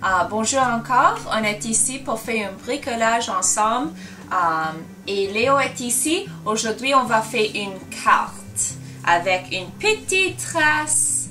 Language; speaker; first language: French; non-native, learner; English